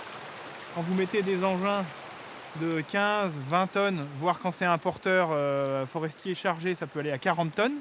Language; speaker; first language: French; native; French